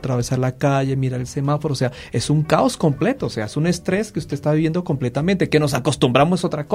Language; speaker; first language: Spanish; native; Spanish